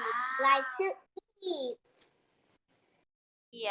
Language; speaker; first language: English; non-native, learner; Vietnamese